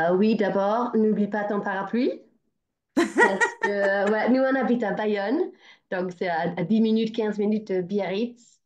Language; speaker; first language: French; non-native, fluent; English